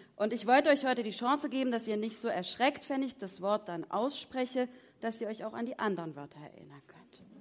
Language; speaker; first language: German; native; German